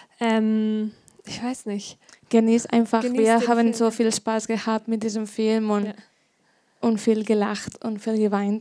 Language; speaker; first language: German; non-native, fluent; Spanish